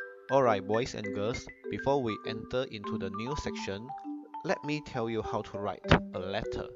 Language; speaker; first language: English; non-native, local second language; Chinese